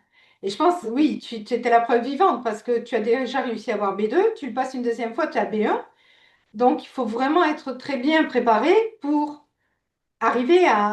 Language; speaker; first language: French; native; French